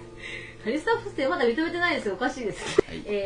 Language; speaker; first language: Japanese; native; Japanese